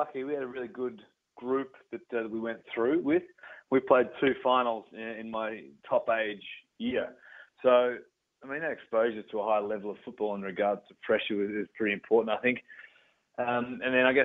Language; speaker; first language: English; native; English